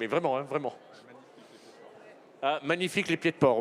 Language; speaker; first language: French; native; French